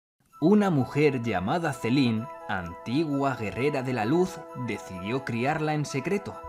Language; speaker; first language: Spanish; native; Spanish